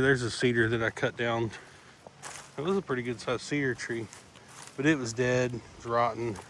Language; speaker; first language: English; native; English